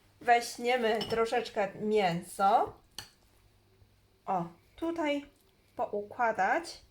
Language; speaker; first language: Polish; non-native, learner; Chinese